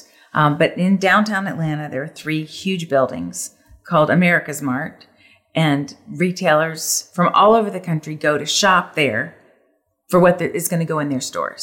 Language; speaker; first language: English; native; English